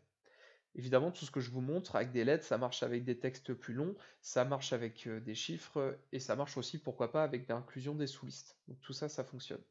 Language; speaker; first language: French; native; French